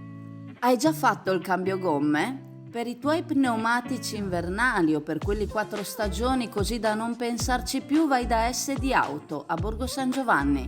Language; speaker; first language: Italian; native; Italian